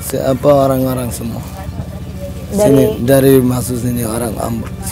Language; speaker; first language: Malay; non-native, learner; Rohingya